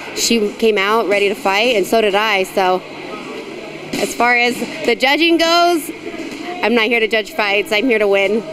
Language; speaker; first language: English; native; English